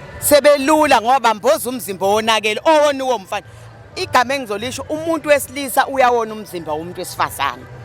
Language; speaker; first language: Zulu; native; Zulu